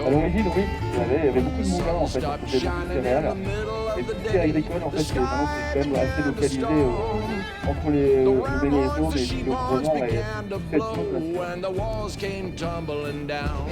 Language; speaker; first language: French; native; French